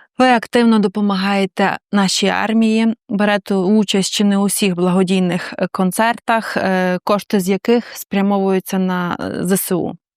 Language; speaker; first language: Ukrainian; native; Ukrainian